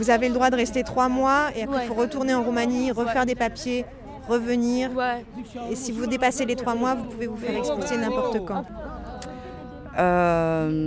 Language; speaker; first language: French; native; French